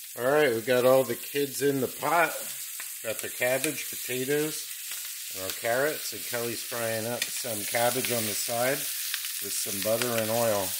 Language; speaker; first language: English; native; English